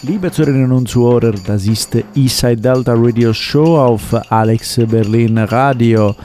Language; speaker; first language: German; non-native, learner; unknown